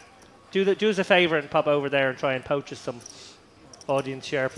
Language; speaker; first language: English; native; English